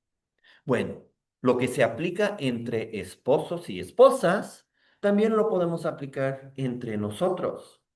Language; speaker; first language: Spanish; native; Spanish